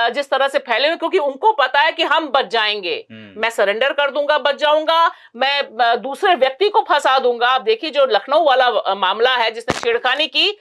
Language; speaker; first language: Hindi; native; Hindi